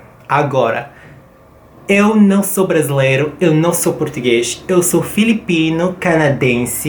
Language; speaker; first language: Portuguese; non-native, fluent; English